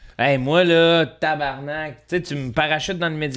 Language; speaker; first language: French; native; French